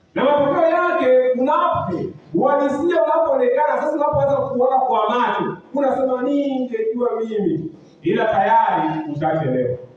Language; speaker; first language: Swahili; non-native, local second language; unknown